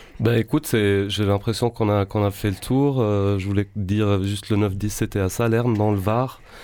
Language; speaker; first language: French; non-native, local second language; Arabic